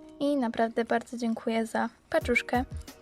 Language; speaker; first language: Polish; native; Polish